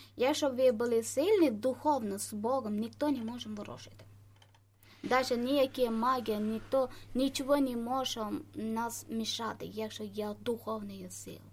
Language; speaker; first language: Ukrainian; non-native, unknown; Malayalam